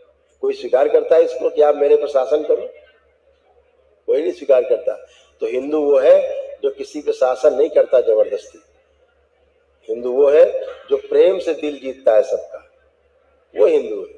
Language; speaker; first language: Hindi; native; Hindi